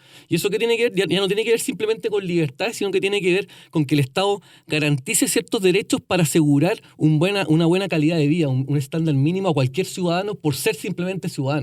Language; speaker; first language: Spanish; native; Spanish